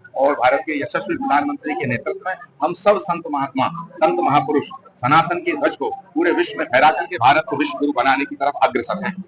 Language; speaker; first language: Hindi; native; Hindi